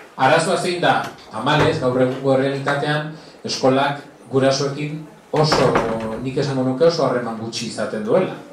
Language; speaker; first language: Basque; non-native, local second language; Spanish